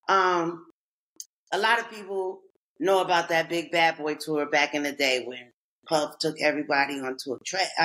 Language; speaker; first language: English; native; English